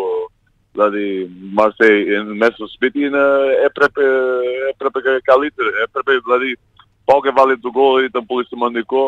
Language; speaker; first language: Greek; non-native, learner; Portuguese